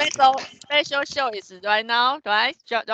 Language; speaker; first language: English; non-native, fluent; Chinese